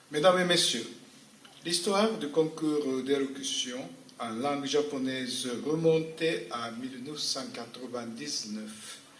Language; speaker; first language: French; non-native, fluent; Japanese